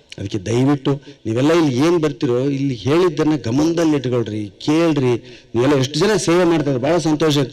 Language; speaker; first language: Kannada; native; Kannada